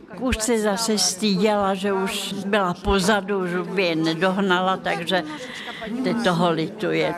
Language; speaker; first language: Czech; non-native, fluent; Russian